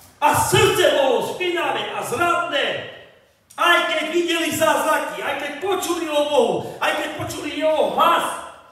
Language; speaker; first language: Slovak; non-native, local second language; Romany